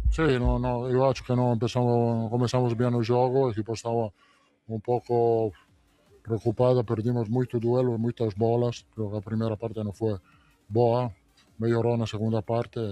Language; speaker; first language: Portuguese; non-native, fluent; Italian